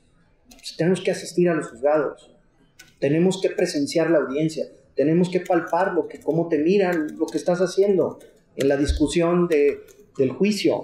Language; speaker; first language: Spanish; native; Spanish